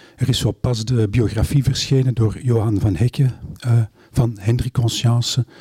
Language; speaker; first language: Dutch; native; Dutch